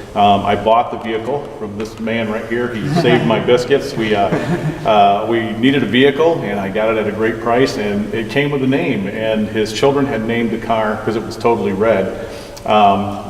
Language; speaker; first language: English; native; English